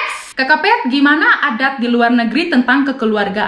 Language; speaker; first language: Indonesian; non-native, local second language; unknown